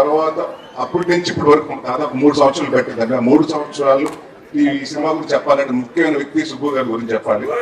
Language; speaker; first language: Telugu; native; Telugu